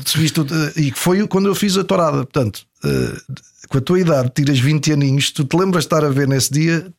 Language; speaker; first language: Portuguese; native; Portuguese